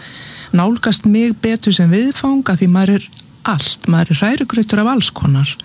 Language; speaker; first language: Icelandic; native; Icelandic